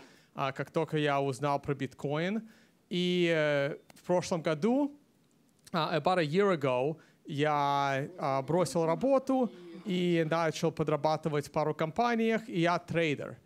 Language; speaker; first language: Russian; early bilingual, heritage; Russian